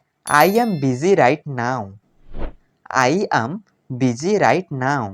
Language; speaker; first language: English; non-native, local second language; Odia